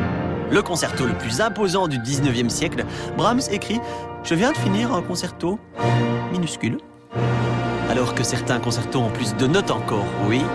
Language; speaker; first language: French; native; French